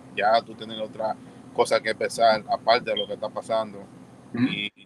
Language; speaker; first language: Spanish; early bilingual, heritage; Spanish